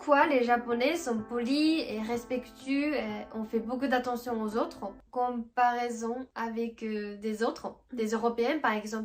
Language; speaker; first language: French; non-native, fluent; Japanese